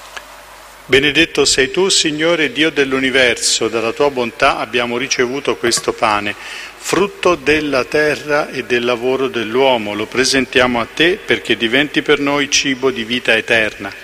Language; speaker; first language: Italian; native; Italian